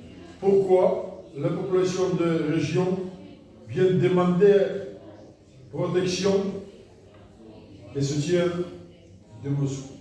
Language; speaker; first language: French; non-native, learner; Russian